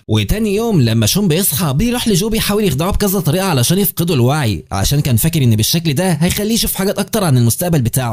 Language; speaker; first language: Arabic; native; Arabic